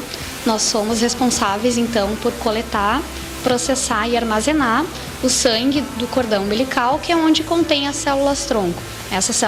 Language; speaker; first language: Portuguese; native; Portuguese